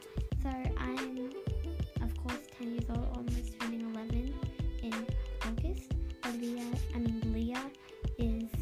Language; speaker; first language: English; native; English